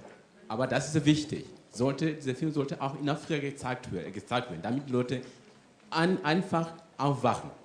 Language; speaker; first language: German; non-native, fluent; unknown